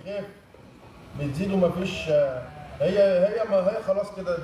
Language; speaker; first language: Arabic; native; Arabic